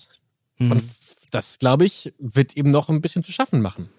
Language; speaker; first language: German; native; German